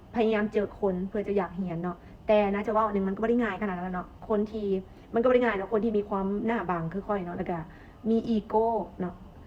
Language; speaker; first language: Thai; native; Thai